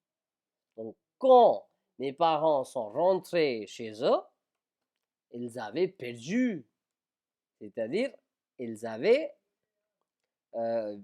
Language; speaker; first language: French; non-native, fluent; Hindi